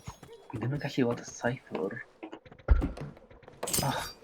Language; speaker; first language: Welsh; non-native, learner; English